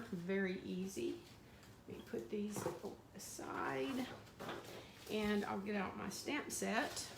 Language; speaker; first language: English; native; English